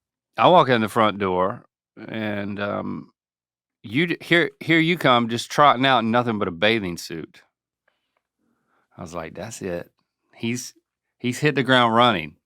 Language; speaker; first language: English; native; English